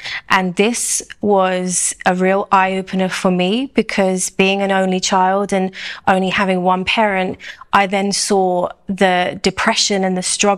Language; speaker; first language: English; native; English